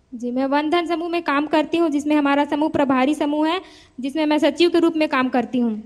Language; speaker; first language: Hindi; native; Hindi